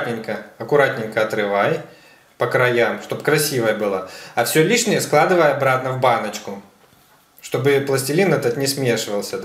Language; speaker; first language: Russian; native; Russian